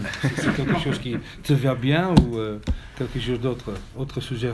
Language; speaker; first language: French; non-native, learner; English